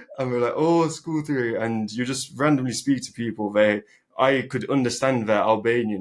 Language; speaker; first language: English; early bilingual, other home language; Albanian